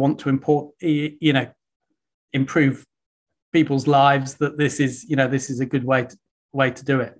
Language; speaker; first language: English; native; English